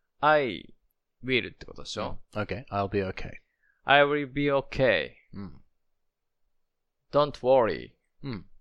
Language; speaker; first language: English; non-native, learner; Japanese